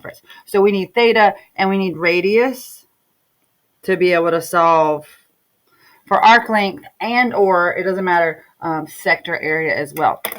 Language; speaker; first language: English; native; English